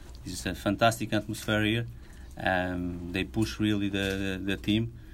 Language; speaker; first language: English; non-native, fluent; Portuguese